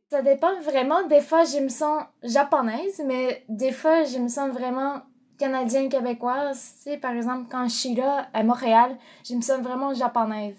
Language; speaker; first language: French; non-native, fluent; Japanese